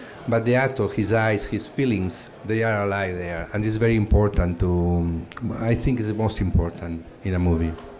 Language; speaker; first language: English; non-native, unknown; Catalan